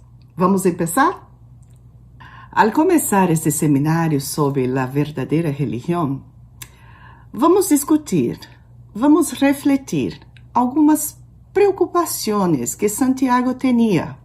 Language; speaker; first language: Portuguese; non-native, fluent; Spanish